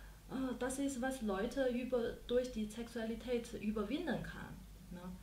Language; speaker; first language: German; non-native, fluent; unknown